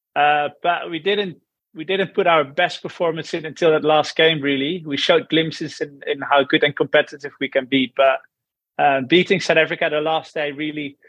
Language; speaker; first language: English; non-native, fluent; Dutch